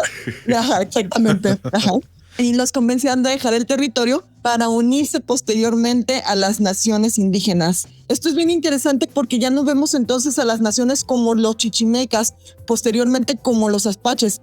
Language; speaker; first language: Spanish; native; Spanish